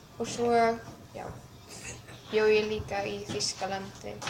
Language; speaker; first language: Icelandic; non-native, learner; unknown